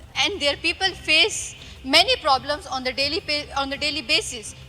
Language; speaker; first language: English; non-native, local second language; Pashto